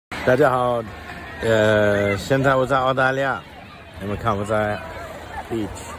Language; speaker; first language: Chinese; non-native, fluent; English